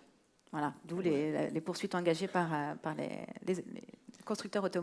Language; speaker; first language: French; native; French